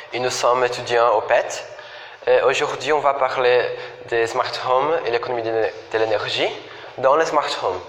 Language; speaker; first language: French; non-native, fluent; Portuguese